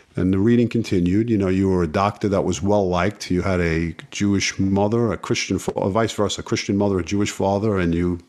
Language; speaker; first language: English; native; English